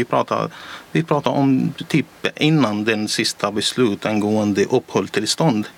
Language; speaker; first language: Swedish; non-native, learner; Arabic